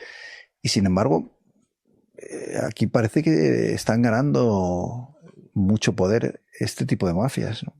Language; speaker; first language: Spanish; native; Spanish